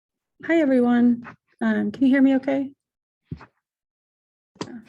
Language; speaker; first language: English; native; English